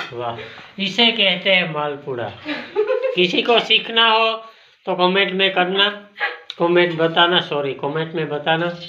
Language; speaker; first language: Hindi; non-native, local second language; Gujarati